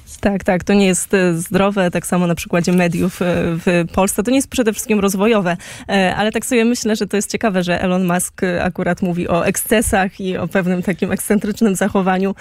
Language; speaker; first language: Polish; native; Polish